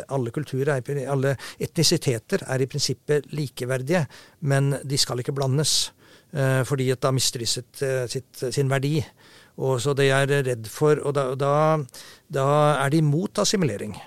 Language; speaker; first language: Norwegian; native; Norwegian